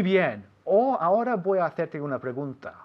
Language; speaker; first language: Spanish; non-native, fluent; English